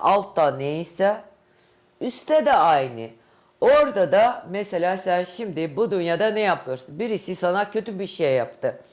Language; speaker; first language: Turkish; non-native, fluent; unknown